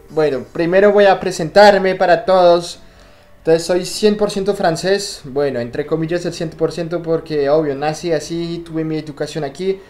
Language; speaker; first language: Spanish; non-native, fluent; French